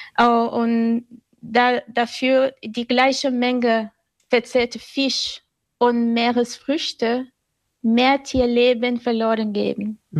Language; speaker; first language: German; non-native, fluent; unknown